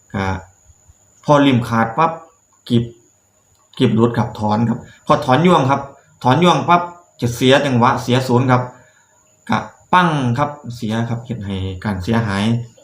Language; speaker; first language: Thai; native; Thai